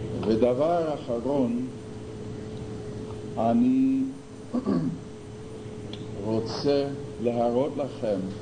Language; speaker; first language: Hebrew; non-native, fluent; English